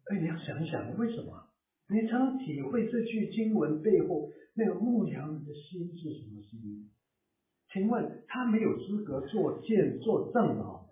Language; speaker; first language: Chinese; non-native, local second language; Cantonese